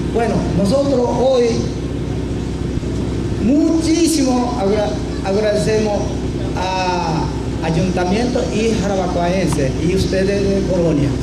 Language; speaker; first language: Spanish; non-native, learner; Japanese